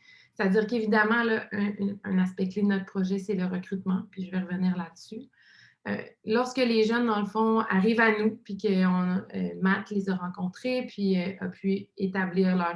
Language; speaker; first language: French; native; French